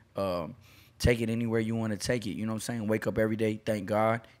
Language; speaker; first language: English; native; English